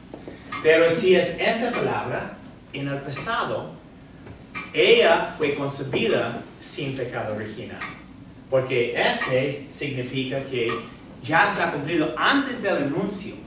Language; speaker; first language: Spanish; non-native, fluent; English